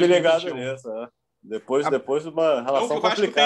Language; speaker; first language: Portuguese; native; Portuguese